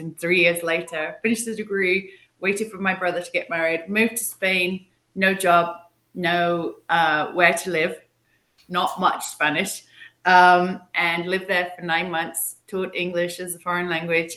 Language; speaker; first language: English; native; English